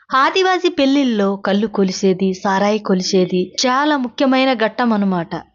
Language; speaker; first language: Telugu; non-native, local second language; Koya